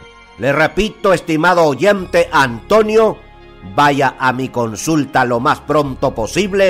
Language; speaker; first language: Spanish; native; Spanish